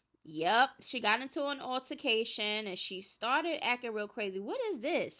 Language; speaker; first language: English; native; English